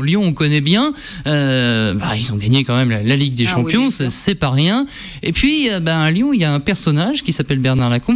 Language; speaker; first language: French; native; French